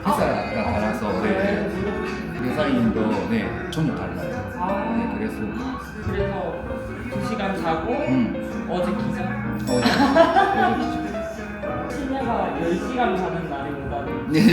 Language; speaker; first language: Korean; non-native, learner; Japanese